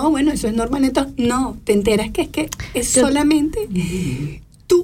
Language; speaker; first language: Spanish; native; Spanish